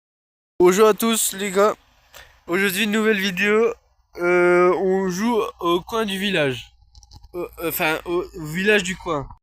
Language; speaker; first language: French; native; French